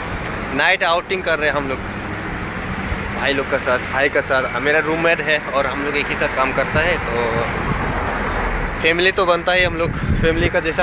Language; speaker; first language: Hindi; non-native, local second language; Bangla